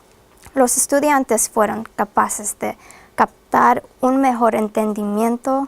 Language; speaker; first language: Spanish; non-native, fluent; English